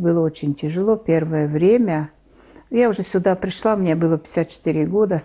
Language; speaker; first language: Russian; native; Russian